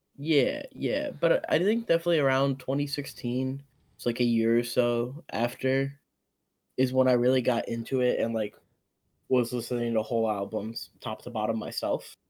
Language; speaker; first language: English; early bilingual, other home language; Amharic